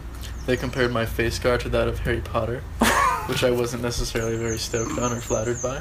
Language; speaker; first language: English; native; English